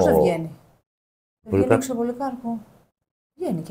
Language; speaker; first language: Greek; native; Greek